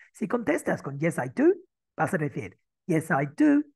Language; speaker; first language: Spanish; non-native, fluent; English